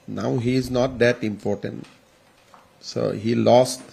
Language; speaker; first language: English; non-native, local second language; Assamese